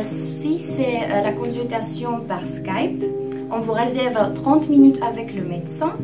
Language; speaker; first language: French; non-native, fluent; Czech